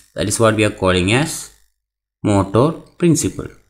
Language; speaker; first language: English; non-native, local second language; Malayalam